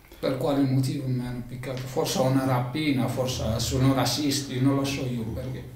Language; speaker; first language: Italian; non-native, learner; Arabic